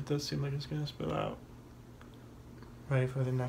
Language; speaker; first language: English; native; English